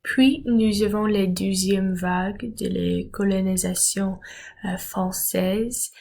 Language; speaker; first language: French; non-native, learner; English